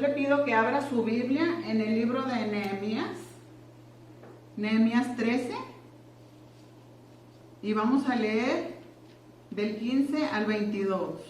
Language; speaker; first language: Spanish; native; Spanish